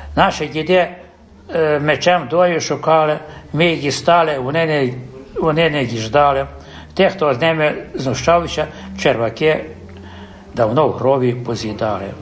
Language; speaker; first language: Ukrainian; early bilingual, heritage; Ukrainian